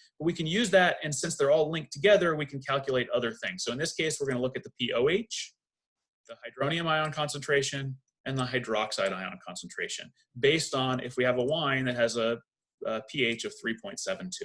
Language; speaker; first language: English; native; English